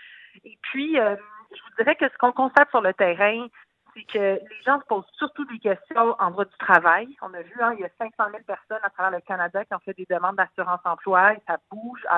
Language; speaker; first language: French; native; French